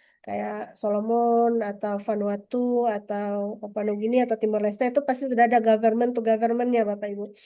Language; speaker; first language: Indonesian; native; Indonesian